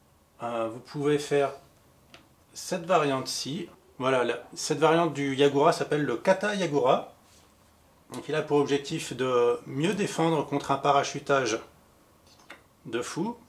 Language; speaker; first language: French; native; French